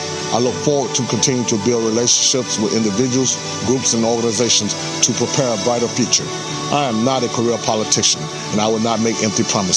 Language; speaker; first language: English; native; English